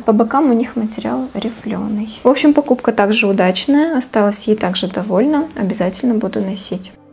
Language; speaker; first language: Russian; native; Russian